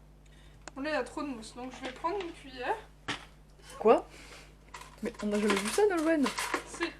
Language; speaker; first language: French; native; French